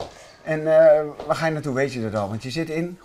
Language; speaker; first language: Dutch; native; Dutch